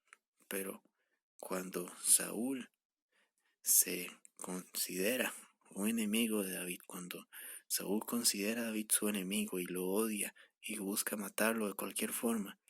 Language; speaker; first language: Spanish; native; Spanish